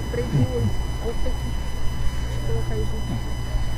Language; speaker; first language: Portuguese; native; Portuguese